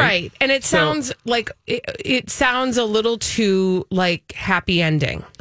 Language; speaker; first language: English; native; English